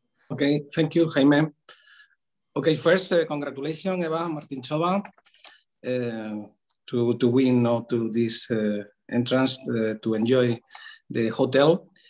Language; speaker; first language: English; non-native, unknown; Spanish